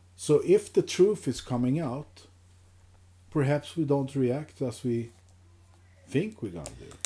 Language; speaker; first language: English; non-native, fluent; Swedish